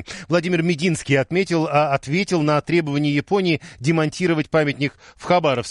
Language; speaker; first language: Russian; native; Russian